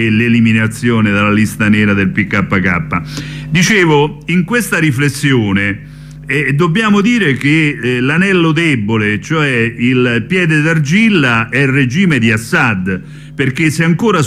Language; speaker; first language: Italian; native; Italian